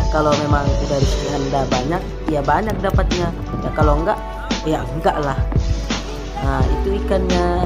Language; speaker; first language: Indonesian; non-native, local second language; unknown